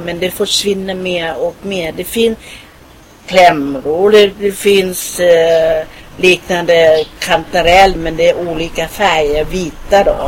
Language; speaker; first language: Swedish; non-native, fluent; Thai